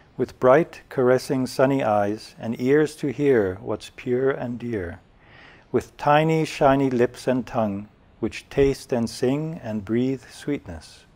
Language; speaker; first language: English; native; English